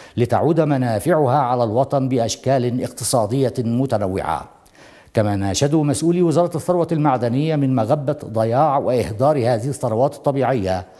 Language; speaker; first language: Arabic; non-native, local second language; Somali